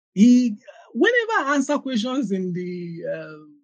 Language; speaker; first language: English; non-native, local second language; Igbo